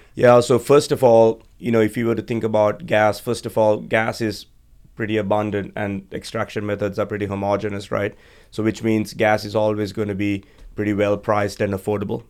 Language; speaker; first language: English; non-native, local second language; Sinhala